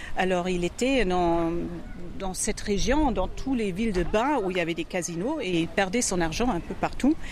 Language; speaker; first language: French; non-native, fluent; German